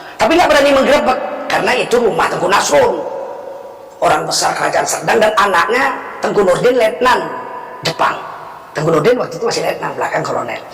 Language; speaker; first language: Indonesian; native; Indonesian